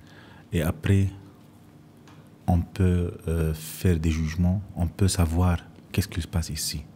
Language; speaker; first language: French; non-native, fluent; Arabic